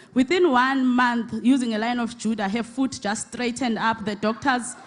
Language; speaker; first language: English; non-native, local second language; Xhosa